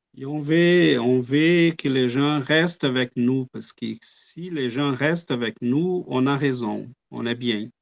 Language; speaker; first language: French; non-native, fluent; Portuguese